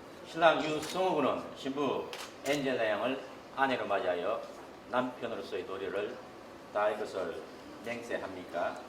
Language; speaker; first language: Korean; native; Korean